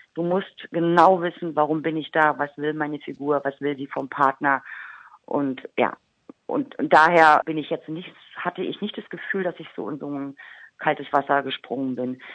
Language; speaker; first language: German; native; German